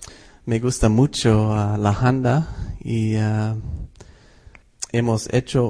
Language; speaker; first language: Spanish; non-native, fluent; English